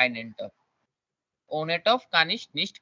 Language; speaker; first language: German; non-native, learner; Bangla